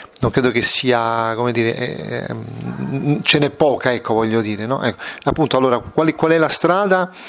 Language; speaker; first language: Italian; native; Italian